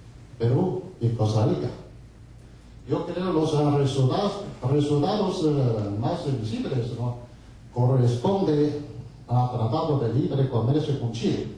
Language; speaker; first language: Spanish; non-native, fluent; Chinese